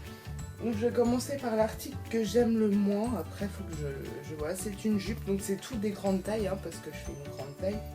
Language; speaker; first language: French; native; French